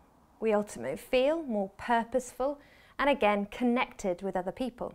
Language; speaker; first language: English; native; English